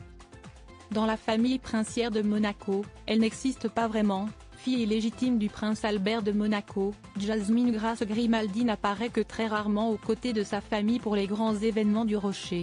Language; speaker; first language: French; native; French